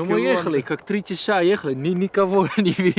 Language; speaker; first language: Russian; non-native, learner; Dutch